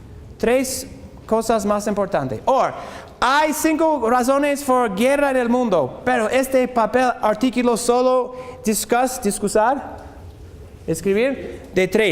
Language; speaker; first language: Spanish; non-native, learner; English